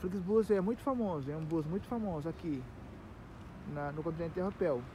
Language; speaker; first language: Portuguese; non-native, local second language; Kabuverdianu